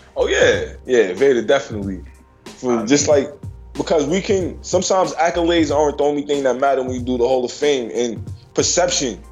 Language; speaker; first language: English; native; English